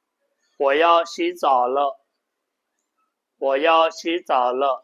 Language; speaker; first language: Chinese; non-native, fluent; Burmese